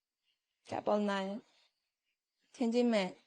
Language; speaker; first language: Hindi; non-native, fluent; Chinese